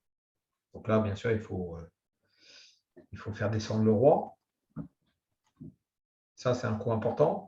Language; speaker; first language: French; native; French